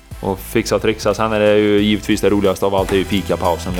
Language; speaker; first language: Swedish; native; Swedish